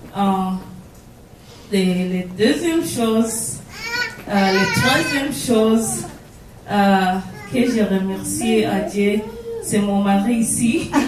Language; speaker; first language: French; non-native, learner; English